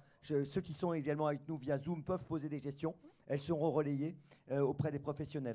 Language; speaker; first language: French; native; French